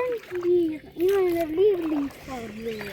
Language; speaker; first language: German; early bilingual, other home language; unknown